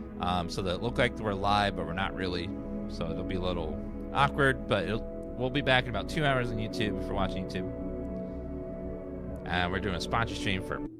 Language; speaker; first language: English; native; English